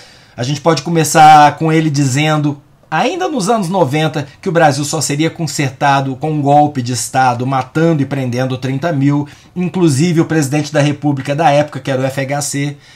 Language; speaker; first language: Portuguese; native; Portuguese